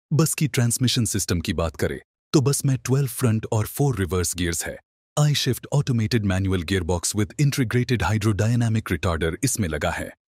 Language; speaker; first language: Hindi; non-native, local second language; Marathi